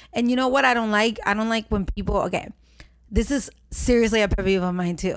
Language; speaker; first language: English; early bilingual, other home language; Spanish